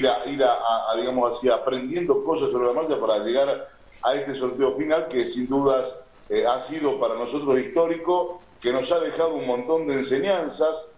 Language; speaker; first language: Spanish; native; Spanish